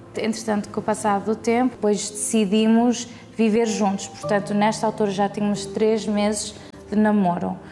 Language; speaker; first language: Portuguese; early bilingual, heritage; Portuguese